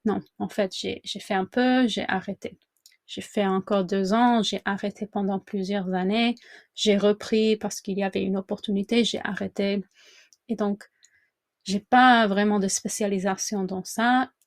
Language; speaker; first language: French; non-native, fluent; English